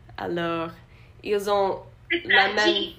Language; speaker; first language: French; non-native, learner; English